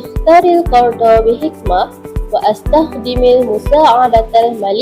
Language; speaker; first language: Arabic; non-native, learner; Malay